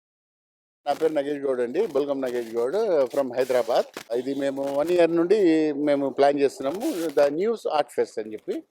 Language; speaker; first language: Telugu; native; Telugu